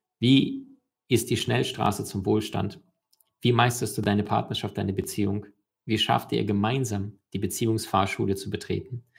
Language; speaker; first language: German; early bilingual, other home language; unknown